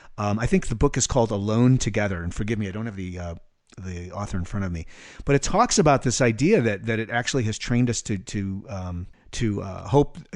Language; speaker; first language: English; native; English